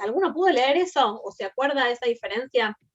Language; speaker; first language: Spanish; native; Spanish